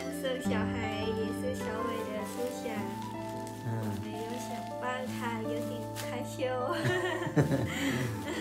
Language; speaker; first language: Chinese; non-native, learner; Lao